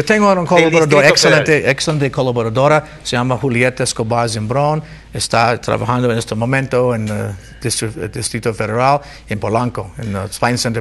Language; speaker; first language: Spanish; non-native, learner; English